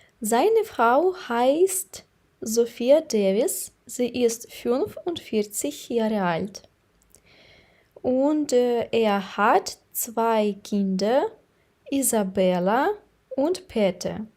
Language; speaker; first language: German; non-native, fluent; Ukrainian